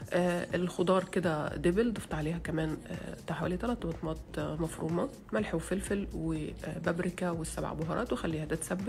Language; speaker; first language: Arabic; native; Arabic